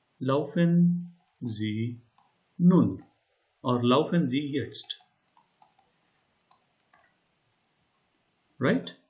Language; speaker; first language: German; non-native, learner; Hindi